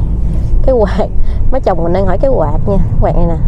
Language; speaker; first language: Vietnamese; native; Vietnamese